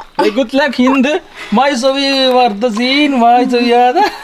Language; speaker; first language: Malayalam; native; Malayalam